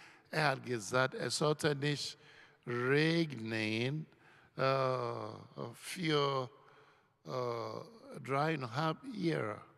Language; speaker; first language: German; non-native, learner; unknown